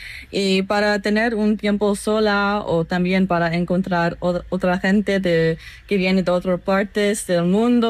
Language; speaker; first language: Spanish; non-native, learner; English